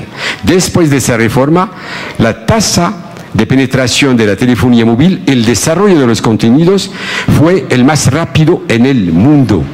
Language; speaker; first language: Spanish; non-native, fluent; Arabic